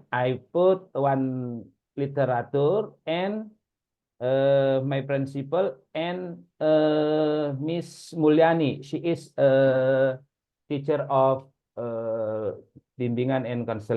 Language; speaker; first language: English; non-native, learner; Indonesian